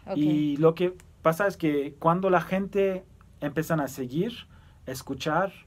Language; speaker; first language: Spanish; early bilingual, other home language; Turkish